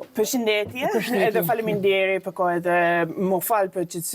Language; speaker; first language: Albanian; non-native, learner; English